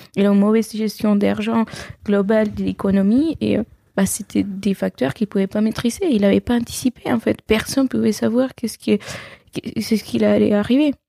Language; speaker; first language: French; non-native, fluent; Spanish